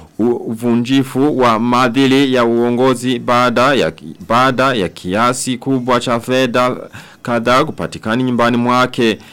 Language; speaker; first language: Swahili; non-native, local second language; Rundi